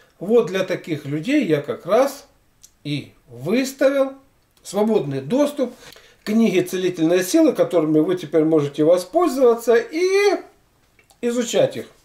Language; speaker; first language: Russian; native; Russian